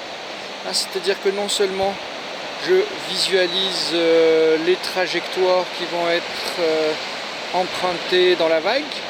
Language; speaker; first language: French; native; French